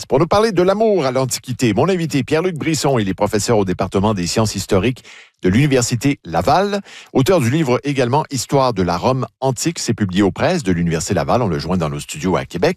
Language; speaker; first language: French; native; French